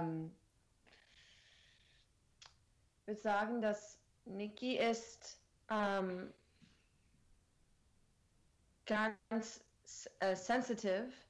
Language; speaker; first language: German; non-native, learner; English